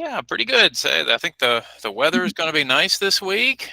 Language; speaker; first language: English; native; English